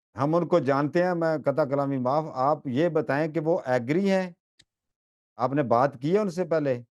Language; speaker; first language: Urdu; non-native, local second language; Punjabi